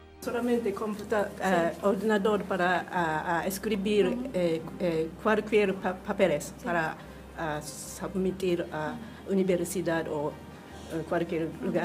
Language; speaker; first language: Spanish; non-native, learner; Japanese